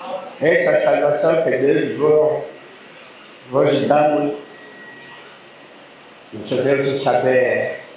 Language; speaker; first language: Portuguese; non-native, learner; Lingala